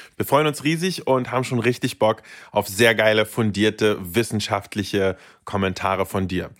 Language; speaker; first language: German; native; German